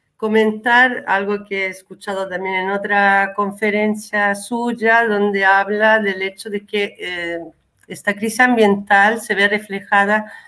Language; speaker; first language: Spanish; non-native, fluent; Italian